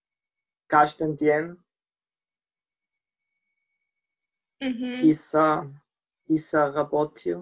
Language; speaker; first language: Russian; non-native, learner; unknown